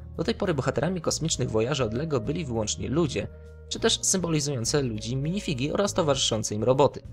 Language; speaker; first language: Polish; native; Polish